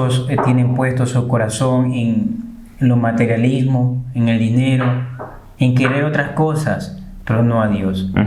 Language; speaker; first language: Spanish; native; Spanish